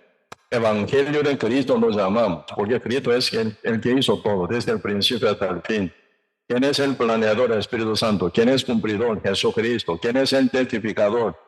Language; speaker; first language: Spanish; non-native, learner; Korean